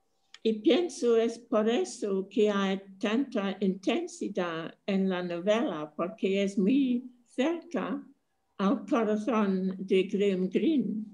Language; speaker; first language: Spanish; non-native, fluent; English